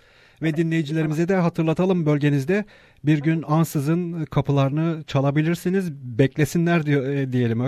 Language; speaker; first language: Turkish; native; Turkish